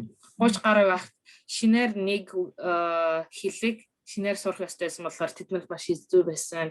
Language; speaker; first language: Mongolian; early bilingual, other home language; Korean